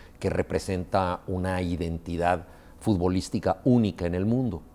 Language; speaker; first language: Spanish; native; Spanish